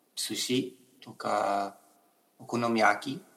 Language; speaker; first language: Japanese; non-native, learner; English